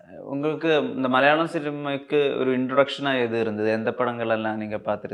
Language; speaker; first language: Tamil; non-native, fluent; Malayalam